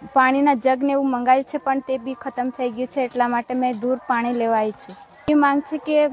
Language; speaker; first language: Gujarati; non-native, local second language; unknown